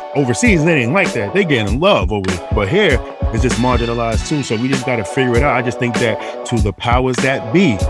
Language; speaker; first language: English; native; English